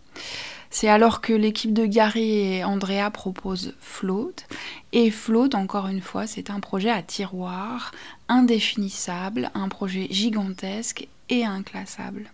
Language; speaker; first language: French; native; French